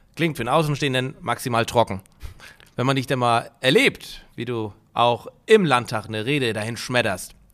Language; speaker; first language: German; native; German